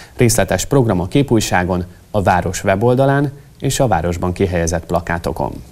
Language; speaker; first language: Hungarian; native; Hungarian